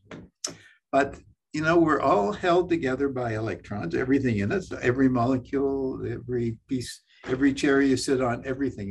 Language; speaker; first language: English; native; English